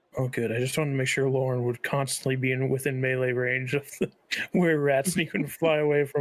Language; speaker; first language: English; native; English